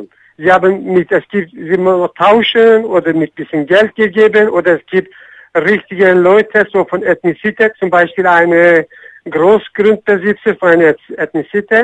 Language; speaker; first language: German; non-native, learner; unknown